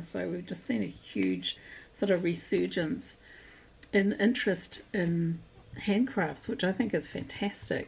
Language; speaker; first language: English; native; English